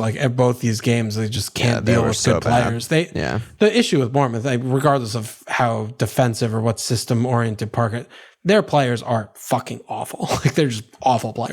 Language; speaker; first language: English; native; English